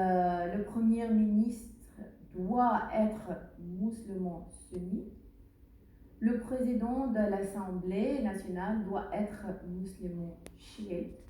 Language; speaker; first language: French; non-native, learner; Arabic